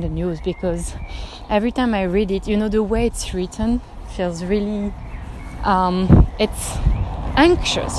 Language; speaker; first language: English; non-native, fluent; French